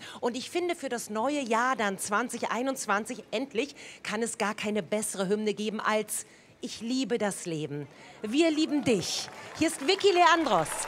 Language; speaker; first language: German; native; German